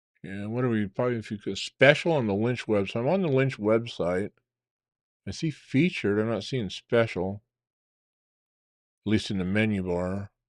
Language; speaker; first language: English; native; English